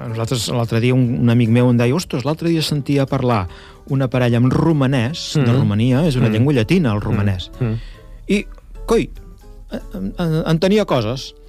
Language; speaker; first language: Catalan; native; Catalan